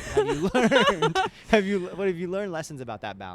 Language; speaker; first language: English; native; English